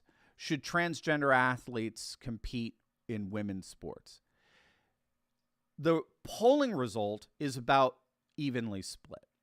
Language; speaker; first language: English; native; English